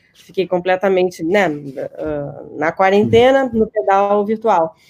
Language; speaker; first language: Portuguese; native; Portuguese